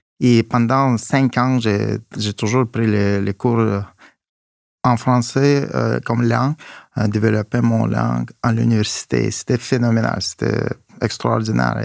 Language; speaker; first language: French; non-native, fluent; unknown